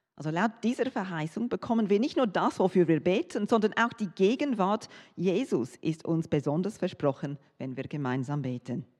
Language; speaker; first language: German; non-native, fluent; English